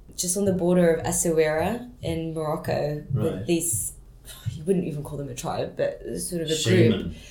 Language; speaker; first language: English; non-native, local second language; French